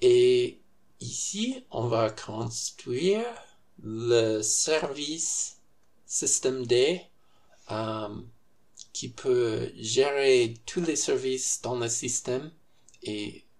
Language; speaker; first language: French; non-native, fluent; English